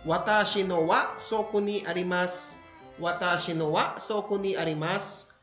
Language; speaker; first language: Japanese; non-native, fluent; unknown